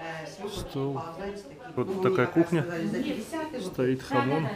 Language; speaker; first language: Russian; native; Russian